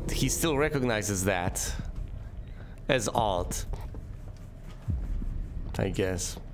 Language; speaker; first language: English; native; English